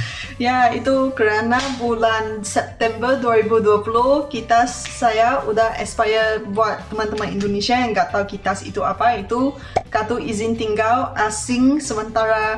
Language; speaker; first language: Indonesian; non-native, fluent; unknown